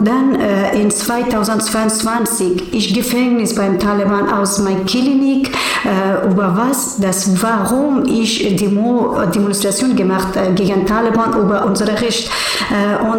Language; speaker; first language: German; non-native, learner; Persian